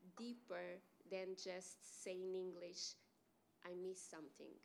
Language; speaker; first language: English; non-native, fluent; Portuguese